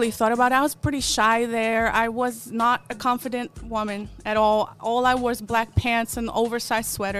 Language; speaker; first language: English; non-native, fluent; Polish